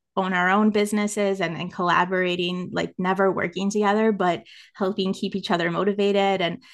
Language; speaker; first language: English; native; English